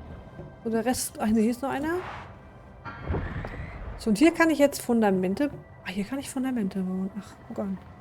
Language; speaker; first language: German; native; German